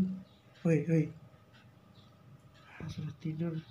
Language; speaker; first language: Indonesian; non-native, local second language; Banjar